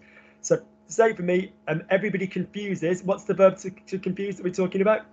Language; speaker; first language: English; native; English